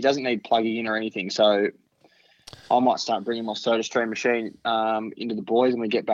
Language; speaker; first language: English; native; English